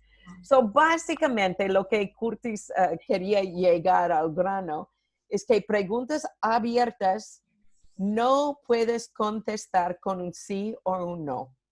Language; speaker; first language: Spanish; non-native, fluent; English